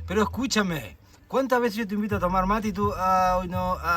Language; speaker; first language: Spanish; native; Spanish